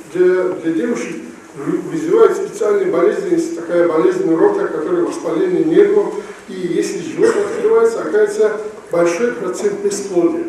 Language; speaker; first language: Russian; non-native, local second language; Avaric